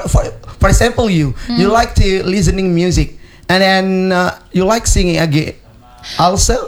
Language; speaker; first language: English; non-native, learner; Indonesian